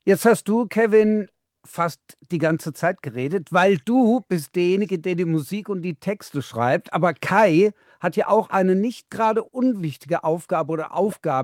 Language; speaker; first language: German; native; German